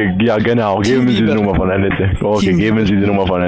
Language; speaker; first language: German; non-native, learner; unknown